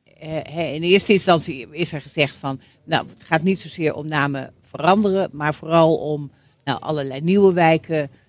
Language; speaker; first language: Dutch; native; Dutch